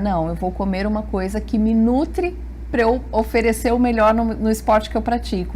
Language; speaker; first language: Portuguese; native; Portuguese